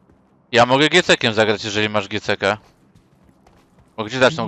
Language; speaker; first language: Polish; native; Polish